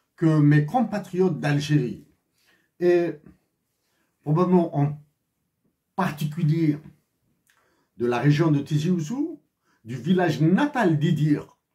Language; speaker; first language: French; non-native, local second language; Kabyle